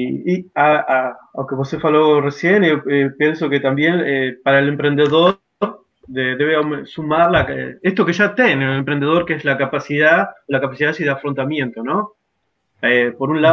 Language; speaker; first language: Portuguese; non-native, learner; Spanish